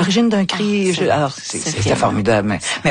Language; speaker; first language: French; native; French